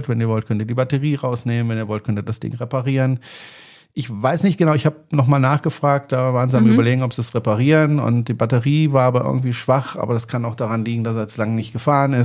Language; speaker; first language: German; native; German